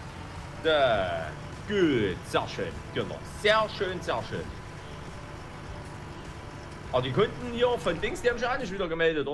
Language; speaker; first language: German; native; German